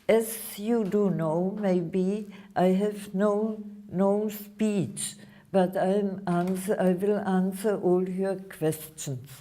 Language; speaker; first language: English; non-native, fluent; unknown